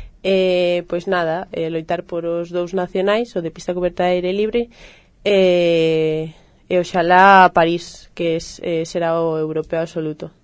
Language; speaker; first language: Galician; native; Galician